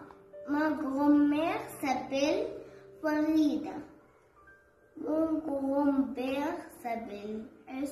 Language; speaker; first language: French; non-native, learner; Arabic